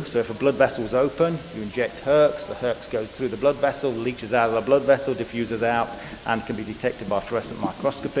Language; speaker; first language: English; native; English